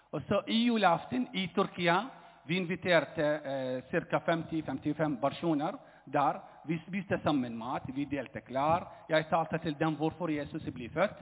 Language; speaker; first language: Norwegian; non-native, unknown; Arabic